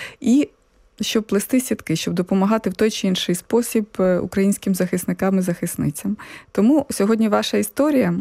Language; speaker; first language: Ukrainian; native; Ukrainian